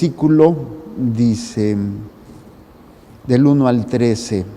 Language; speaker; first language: Spanish; native; Spanish